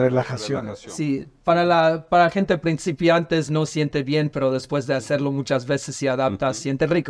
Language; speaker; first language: Spanish; non-native, learner; English